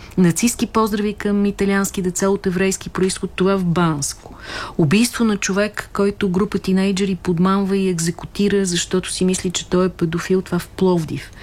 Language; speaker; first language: Bulgarian; native; Bulgarian